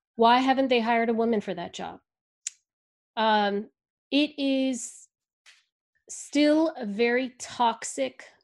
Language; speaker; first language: English; early bilingual, other home language; Hindi